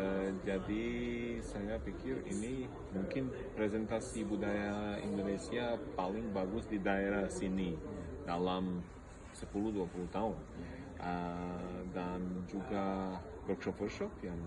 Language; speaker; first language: Indonesian; non-native, fluent; Bosnian